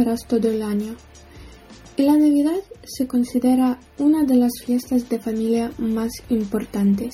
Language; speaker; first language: Spanish; non-native, learner; Ukrainian